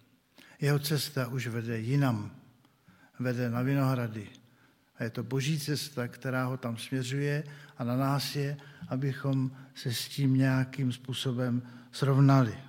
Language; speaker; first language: Czech; native; Czech